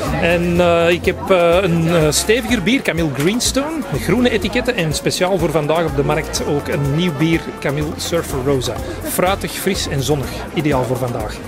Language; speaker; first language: Dutch; native; Dutch